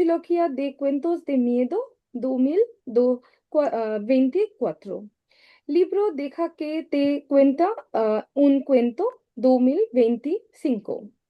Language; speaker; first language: Spanish; non-native, learner; Bangla